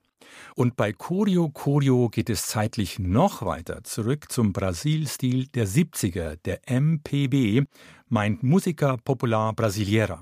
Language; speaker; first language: German; native; German